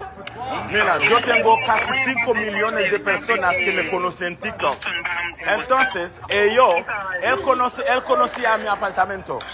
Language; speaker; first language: Spanish; non-native, learner; Haitian Creole